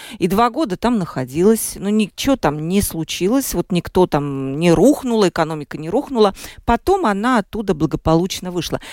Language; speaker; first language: Russian; native; Russian